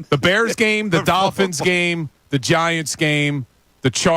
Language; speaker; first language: English; native; English